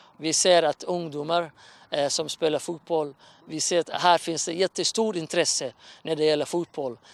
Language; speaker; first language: Swedish; non-native, fluent; Somali